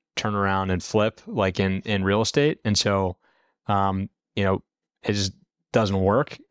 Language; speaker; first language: English; native; English